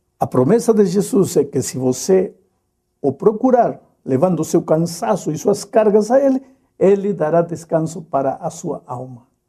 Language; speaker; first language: Portuguese; non-native, fluent; Spanish